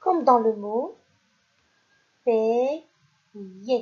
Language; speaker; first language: French; non-native, local second language; Arabic